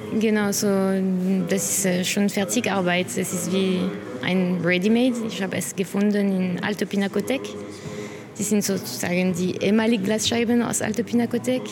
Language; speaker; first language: German; non-native, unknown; French